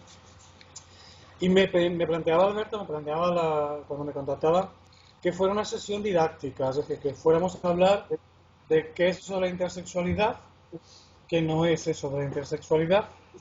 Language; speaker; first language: Spanish; native; Spanish